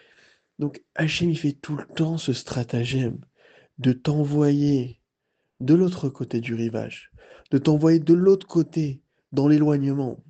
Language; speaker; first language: French; native; French